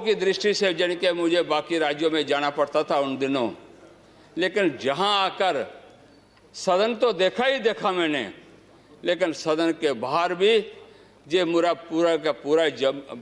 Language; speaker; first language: Hindi; non-native, local second language; Dogri